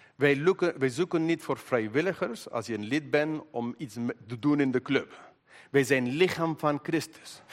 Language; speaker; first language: Dutch; non-native, fluent; English